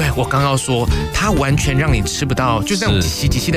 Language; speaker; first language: Chinese; native; Chinese